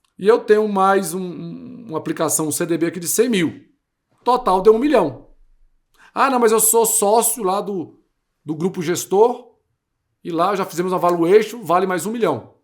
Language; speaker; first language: Portuguese; native; Portuguese